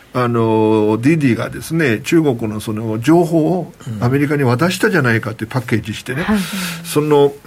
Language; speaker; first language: Japanese; non-native, fluent; Chinese